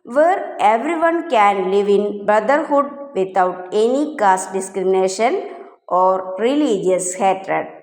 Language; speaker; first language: English; non-native, local second language; Malayalam